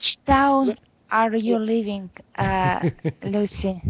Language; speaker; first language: English; non-native, learner; Russian